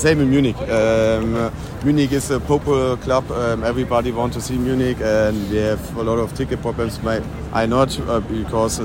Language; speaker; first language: English; non-native, learner; German